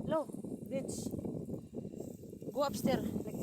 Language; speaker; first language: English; non-native, learner; Filipino